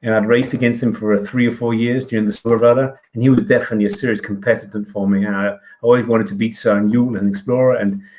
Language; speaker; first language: English; non-native, fluent; Danish